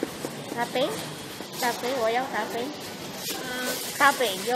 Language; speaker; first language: Chinese; non-native, learner; Filipino